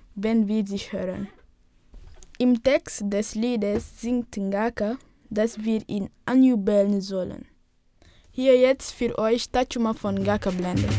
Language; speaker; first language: German; non-native, learner; Wolof